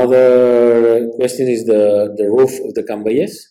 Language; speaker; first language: English; non-native, learner; Spanish